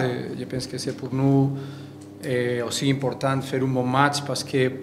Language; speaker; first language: French; non-native, fluent; Spanish